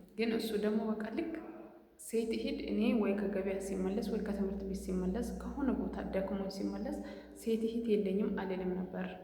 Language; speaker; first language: Amharic; native; Amharic